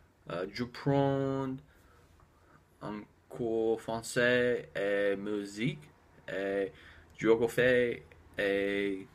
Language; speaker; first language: French; non-native, learner; English